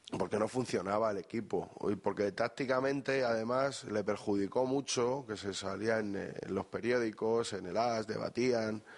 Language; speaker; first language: Spanish; native; Spanish